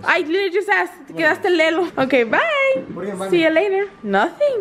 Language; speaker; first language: English; early bilingual, other home language; Spanish